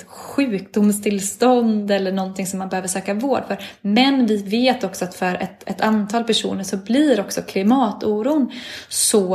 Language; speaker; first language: Swedish; native; Swedish